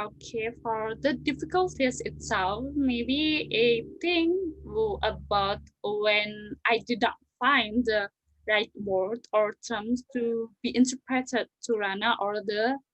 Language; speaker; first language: English; non-native, learner; Indonesian